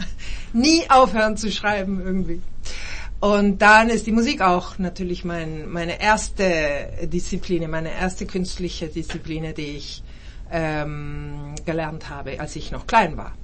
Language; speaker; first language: German; early bilingual, heritage; German